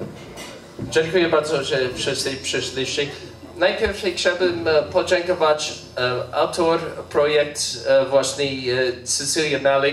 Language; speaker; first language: Polish; non-native, learner; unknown